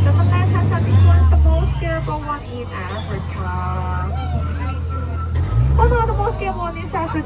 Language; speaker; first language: English; non-native, learner; Cantonese